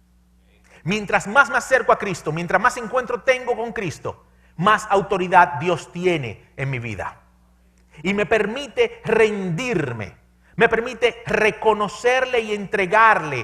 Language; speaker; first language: Spanish; native; Spanish